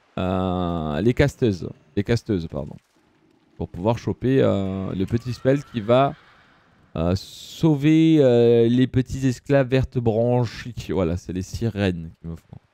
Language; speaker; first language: French; early bilingual, other home language; Italian